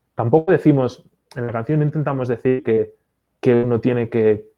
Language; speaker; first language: Spanish; native; Spanish